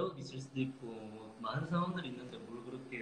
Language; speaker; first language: Korean; native; Korean